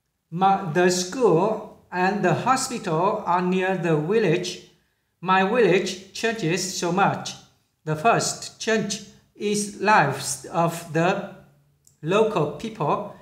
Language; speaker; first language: English; non-native, fluent; Vietnamese